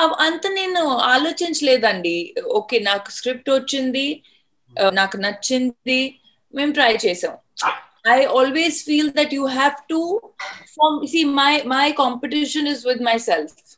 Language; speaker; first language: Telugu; non-native, fluent; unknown